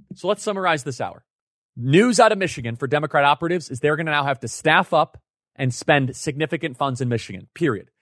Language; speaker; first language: English; native; English